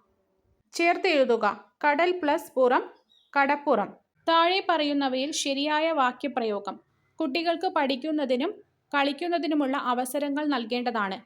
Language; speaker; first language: Malayalam; native; Malayalam